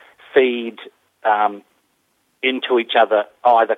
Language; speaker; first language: English; native; English